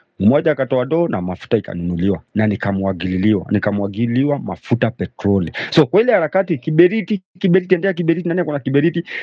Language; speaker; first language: Swahili; native; Swahili